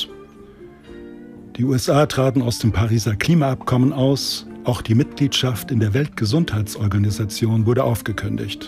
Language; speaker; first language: German; native; German